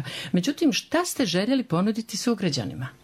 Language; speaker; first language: Serbian; native; Serbian